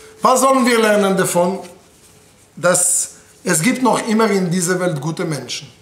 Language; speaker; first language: German; non-native, fluent; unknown